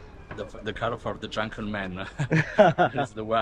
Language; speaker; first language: English; non-native, learner; Italian